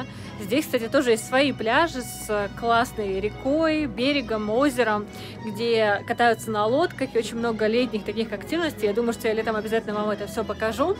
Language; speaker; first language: Russian; native; Russian